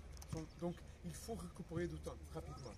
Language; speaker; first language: French; non-native, fluent; Portuguese